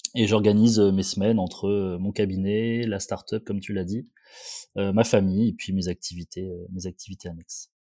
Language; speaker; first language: French; native; French